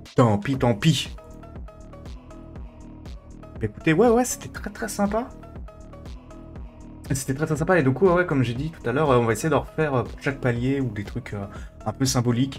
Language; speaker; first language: French; native; French